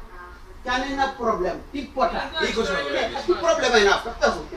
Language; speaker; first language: Greek; non-native, learner; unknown